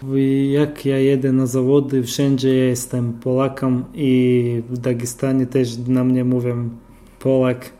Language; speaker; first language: Polish; non-native, fluent; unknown